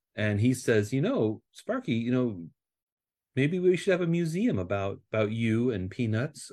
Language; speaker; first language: English; native; English